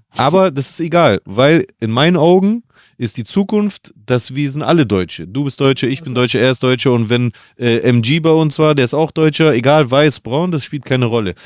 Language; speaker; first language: German; early bilingual, other home language; Greek